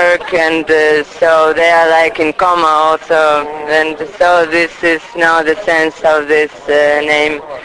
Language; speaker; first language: English; non-native, fluent; Russian